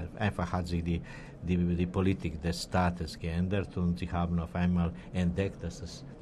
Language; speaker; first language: German; non-native, fluent; Serbian